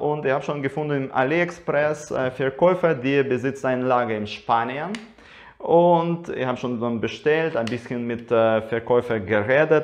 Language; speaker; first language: German; non-native, learner; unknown